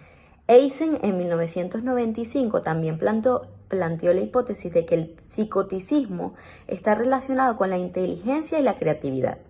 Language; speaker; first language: Spanish; native; Spanish